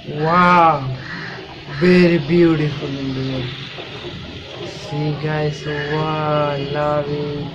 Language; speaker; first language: English; non-native, learner; Bangla